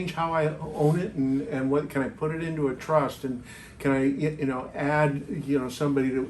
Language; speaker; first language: English; native; English